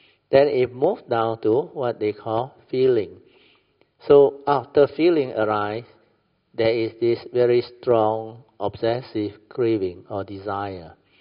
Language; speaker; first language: English; non-native, local second language; Min Nan Chinese